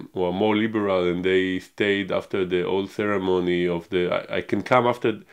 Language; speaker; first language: English; non-native, fluent; Hebrew